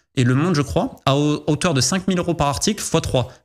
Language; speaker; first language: French; native; French